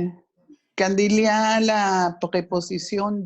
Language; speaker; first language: French; non-native, learner; Spanish